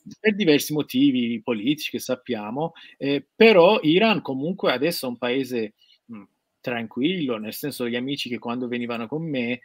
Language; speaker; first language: Italian; non-native, fluent; Persian